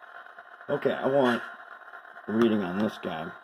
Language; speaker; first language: English; native; English